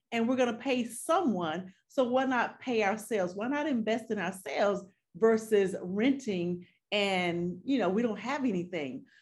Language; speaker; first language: English; native; English